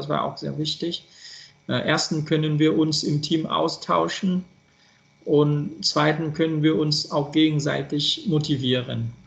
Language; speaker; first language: German; non-native, fluent; Vietnamese